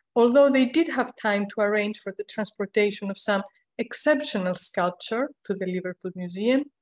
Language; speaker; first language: English; non-native, fluent; Greek